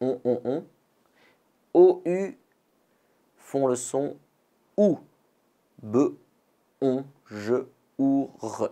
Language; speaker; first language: French; native; French